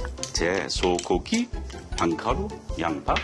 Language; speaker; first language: Korean; non-native, learner; English